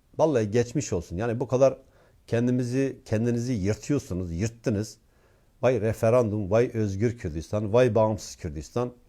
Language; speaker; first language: Turkish; non-native, local second language; Kurdish